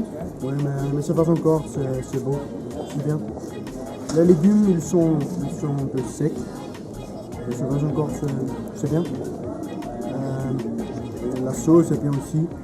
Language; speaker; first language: French; non-native, learner; Dutch